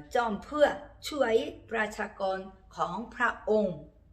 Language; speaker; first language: Thai; non-native, learner; Korean